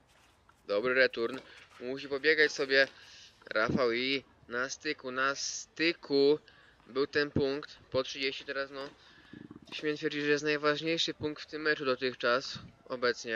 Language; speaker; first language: Polish; native; Polish